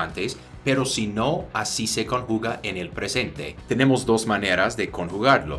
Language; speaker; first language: Spanish; non-native, fluent; English